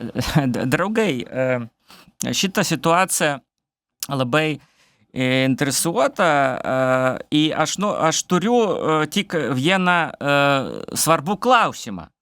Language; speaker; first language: Lithuanian; non-native, learner; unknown